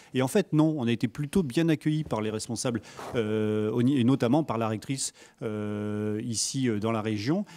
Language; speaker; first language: French; native; French